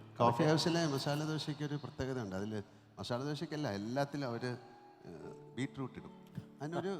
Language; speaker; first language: Malayalam; native; Malayalam